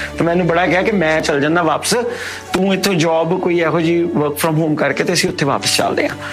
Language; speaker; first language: Punjabi; native; Punjabi